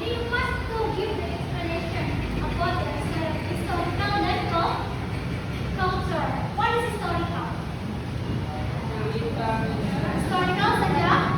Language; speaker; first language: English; non-native, learner; Indonesian